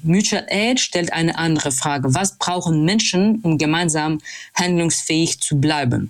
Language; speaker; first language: German; non-native, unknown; Russian